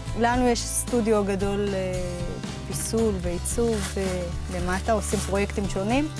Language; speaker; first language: Hebrew; early bilingual, other home language; Amharic